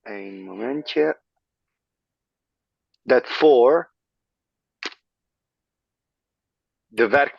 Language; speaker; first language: Dutch; non-native, learner; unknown